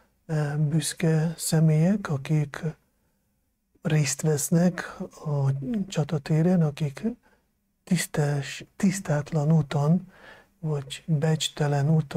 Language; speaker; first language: Hungarian; non-native, fluent; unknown